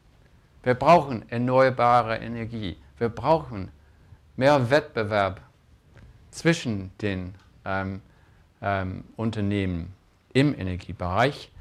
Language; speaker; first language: German; non-native, fluent; English